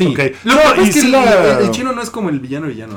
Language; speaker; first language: Spanish; native; Spanish